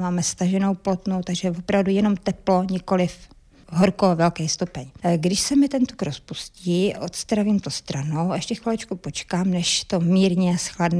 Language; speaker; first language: Czech; native; Czech